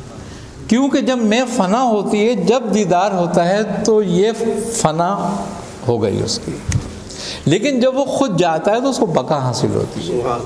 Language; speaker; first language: Urdu; native; Urdu